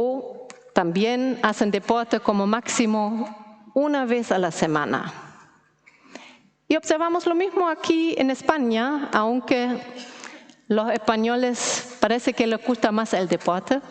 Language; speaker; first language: Spanish; non-native, fluent; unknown